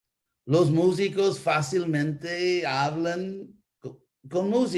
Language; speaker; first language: Spanish; non-native, fluent; English